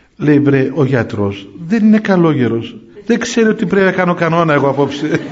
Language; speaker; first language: Greek; native; Greek